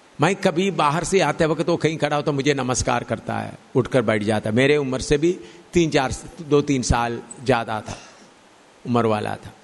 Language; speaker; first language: Hindi; non-native, local second language; Malayalam